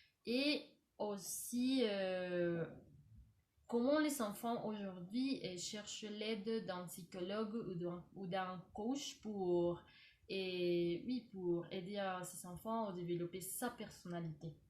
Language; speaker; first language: French; non-native, learner; Spanish